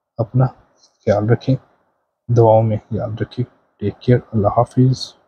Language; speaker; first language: Urdu; native; Urdu